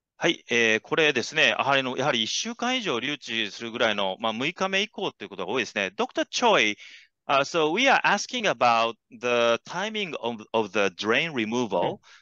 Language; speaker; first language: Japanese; native; Japanese